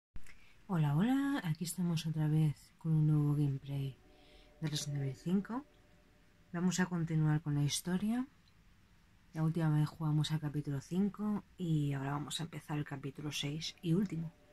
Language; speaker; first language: Spanish; native; Spanish